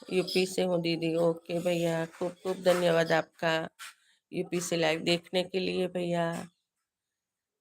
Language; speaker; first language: Hindi; non-native, local second language; Gujarati